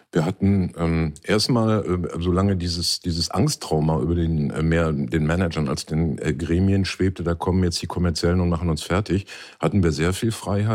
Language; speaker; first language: German; native; German